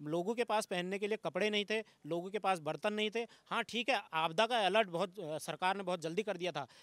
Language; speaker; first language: Hindi; native; Hindi